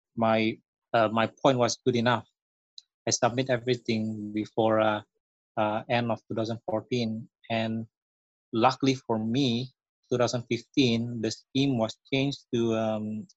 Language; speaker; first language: English; non-native, fluent; Indonesian